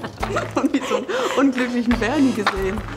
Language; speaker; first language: German; native; German